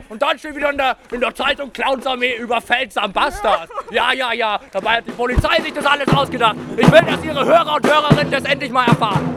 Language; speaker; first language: German; native; German